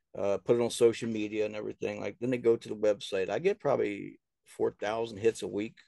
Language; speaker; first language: English; native; English